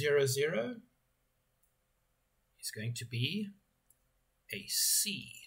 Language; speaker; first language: English; native; English